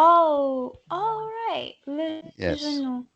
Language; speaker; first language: French; non-native, learner; English